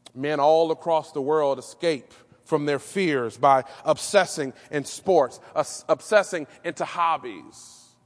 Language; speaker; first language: English; native; English